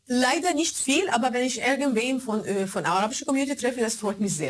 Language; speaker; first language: German; non-native, fluent; Arabic